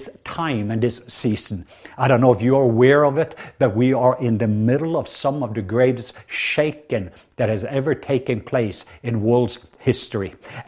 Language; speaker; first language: English; non-native, fluent; Norwegian